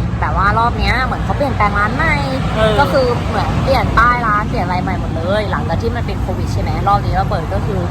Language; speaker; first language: Thai; native; Thai